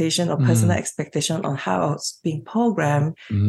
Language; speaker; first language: English; non-native, local second language; Cantonese